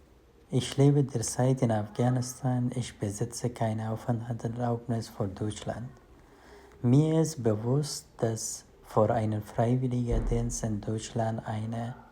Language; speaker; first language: German; non-native, learner; Persian